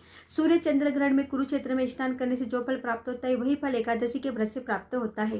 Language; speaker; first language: Hindi; native; Hindi